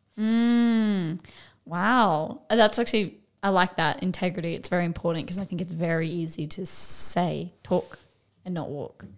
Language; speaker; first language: English; native; English